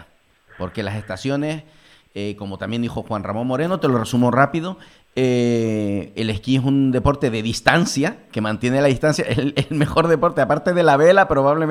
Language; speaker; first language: Spanish; native; Spanish